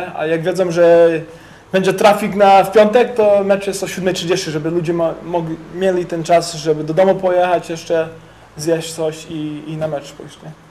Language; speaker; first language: Polish; early bilingual, heritage; English